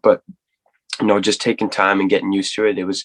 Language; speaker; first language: English; native; English